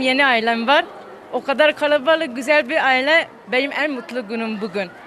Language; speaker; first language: Turkish; non-native, learner; Czech